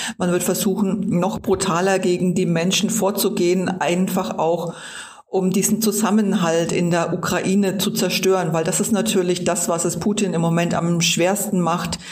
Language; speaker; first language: German; native; German